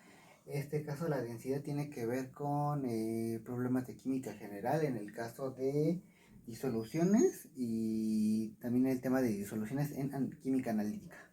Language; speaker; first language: Spanish; native; Spanish